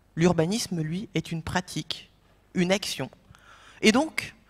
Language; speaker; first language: French; non-native, fluent; Polish